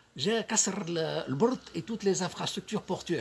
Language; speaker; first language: French; non-native, local second language; Arabic